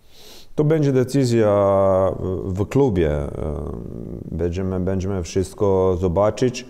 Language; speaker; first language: Polish; non-native, learner; Croatian